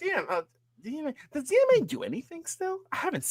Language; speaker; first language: English; native; English